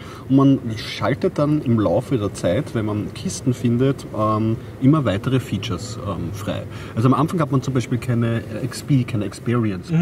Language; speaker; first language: German; native; German